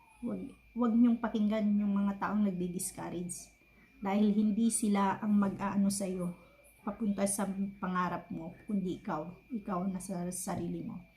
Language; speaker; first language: Filipino; native; Filipino